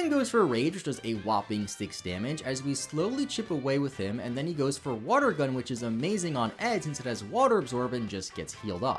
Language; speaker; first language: English; native; English